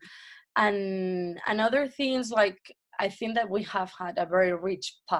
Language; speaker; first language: English; non-native, fluent; Spanish